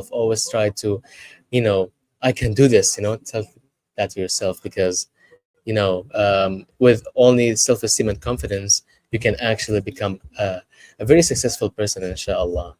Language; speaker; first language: English; non-native, fluent; Arabic